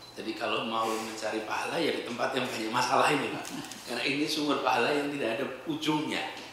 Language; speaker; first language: Indonesian; native; Indonesian